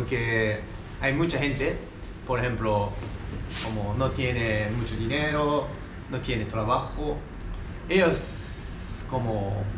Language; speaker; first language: Spanish; non-native, learner; Japanese